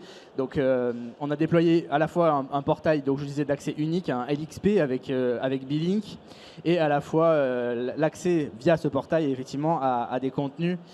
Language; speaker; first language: French; native; French